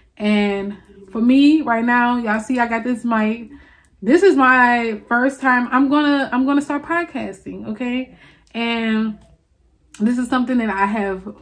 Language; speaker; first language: English; native; English